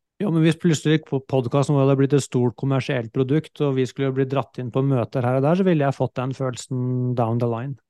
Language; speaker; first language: Norwegian; native; Norwegian